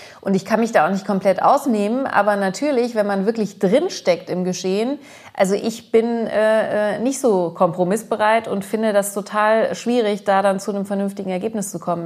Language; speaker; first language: German; early bilingual, other home language; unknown